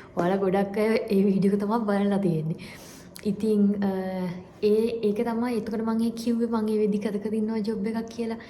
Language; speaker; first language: Sinhala; native; Sinhala